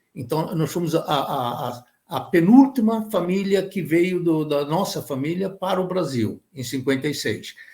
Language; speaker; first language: Portuguese; native; Portuguese